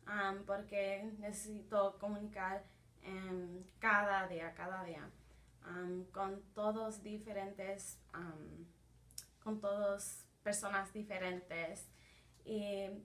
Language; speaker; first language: Spanish; early bilingual, heritage; Spanish